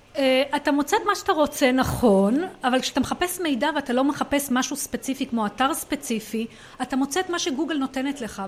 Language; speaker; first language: Hebrew; non-native, local second language; Arabic